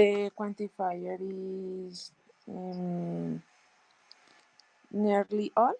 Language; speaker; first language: English; non-native, learner; Spanish